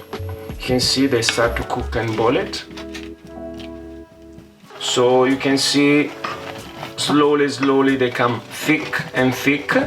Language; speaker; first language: English; non-native, fluent; Italian